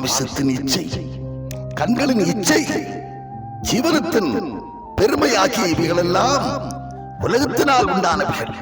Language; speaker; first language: Tamil; native; Tamil